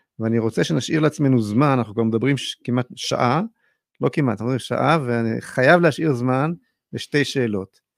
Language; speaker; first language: Hebrew; native; Hebrew